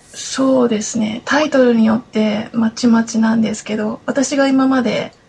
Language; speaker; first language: Japanese; native; Japanese